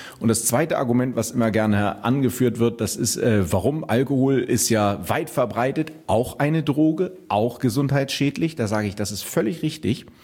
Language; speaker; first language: German; native; German